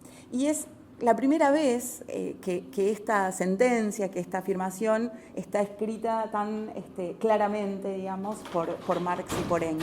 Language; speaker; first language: Spanish; native; Spanish